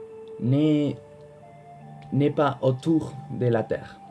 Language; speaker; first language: French; non-native, learner; Spanish